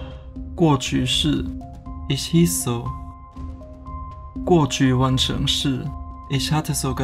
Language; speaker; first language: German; non-native, fluent; Chinese